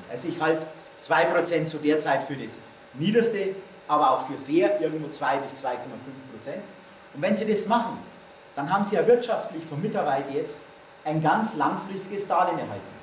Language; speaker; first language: German; native; German